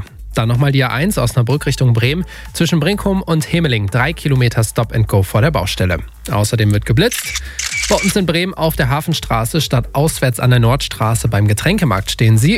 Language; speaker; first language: German; native; German